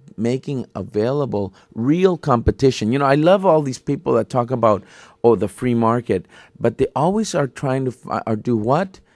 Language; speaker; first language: English; native; English